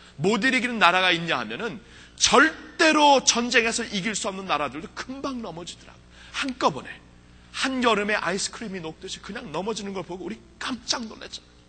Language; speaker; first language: Korean; early bilingual, heritage; Korean